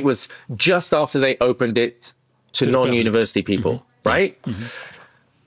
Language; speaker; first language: English; non-native, local second language; Akan